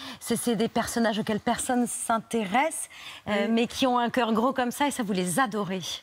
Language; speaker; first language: French; native; French